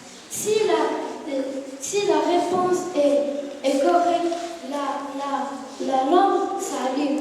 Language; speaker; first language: French; non-native, local second language; Arabic